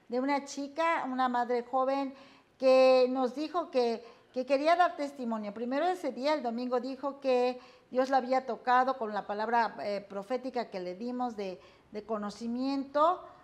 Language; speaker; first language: Spanish; native; Spanish